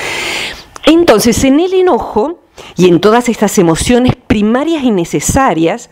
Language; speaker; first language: Spanish; native; Spanish